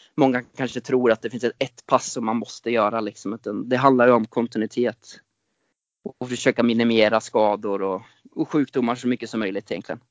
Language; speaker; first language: Swedish; native; Swedish